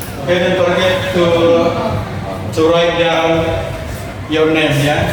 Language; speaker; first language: English; non-native, fluent; Indonesian